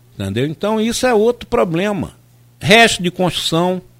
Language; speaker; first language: Portuguese; native; Portuguese